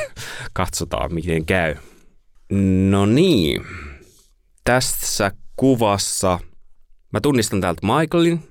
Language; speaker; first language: Finnish; native; Finnish